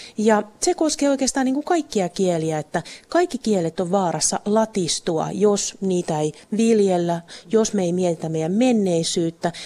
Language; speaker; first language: Finnish; native; Finnish